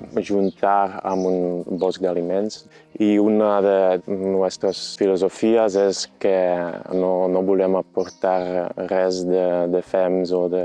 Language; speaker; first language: Catalan; non-native, fluent; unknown